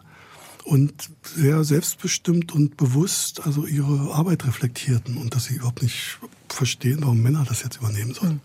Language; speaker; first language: German; native; German